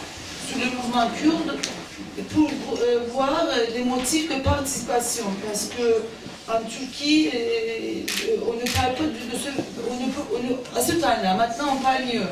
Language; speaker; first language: French; non-native, fluent; Turkish